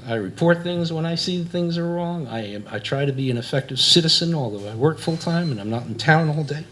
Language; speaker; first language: English; native; English